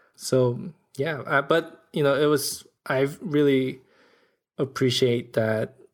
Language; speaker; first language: English; non-native, fluent; Korean